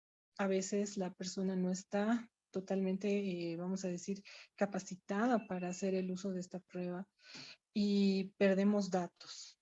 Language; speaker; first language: Spanish; native; Spanish